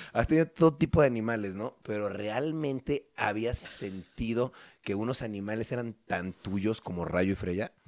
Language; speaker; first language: Spanish; native; Spanish